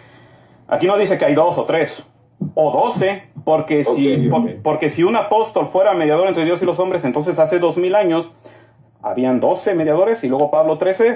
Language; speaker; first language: Spanish; native; Spanish